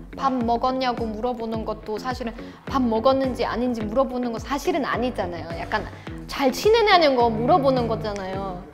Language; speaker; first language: Korean; non-native, fluent; German